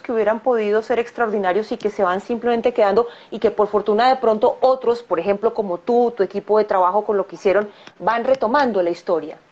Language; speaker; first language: Spanish; native; Spanish